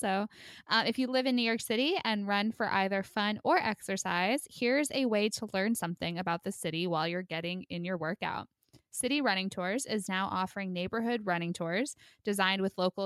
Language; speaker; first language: English; native; English